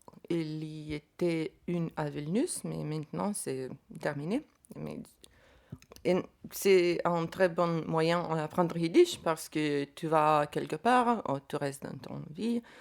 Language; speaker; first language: French; non-native, learner; Lithuanian